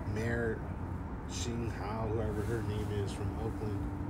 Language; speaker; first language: English; native; English